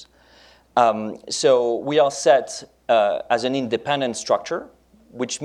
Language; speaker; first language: English; non-native, fluent; French